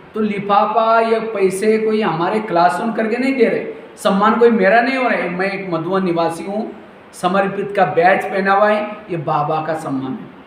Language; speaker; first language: Hindi; non-native, local second language; Marathi